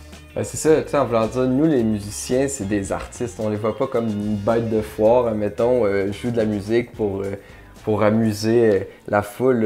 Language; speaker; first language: French; native; French